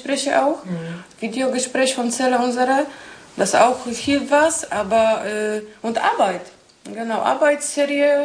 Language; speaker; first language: German; non-native, learner; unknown